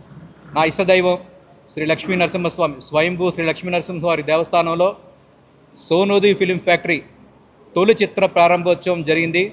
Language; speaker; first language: Telugu; native; Telugu